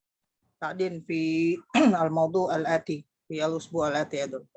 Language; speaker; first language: Arabic; non-native, fluent; Indonesian